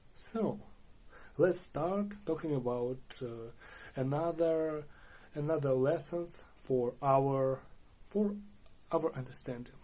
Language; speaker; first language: English; non-native, learner; Russian